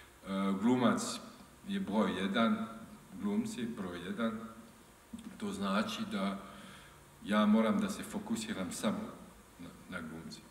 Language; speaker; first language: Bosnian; non-native, learner; French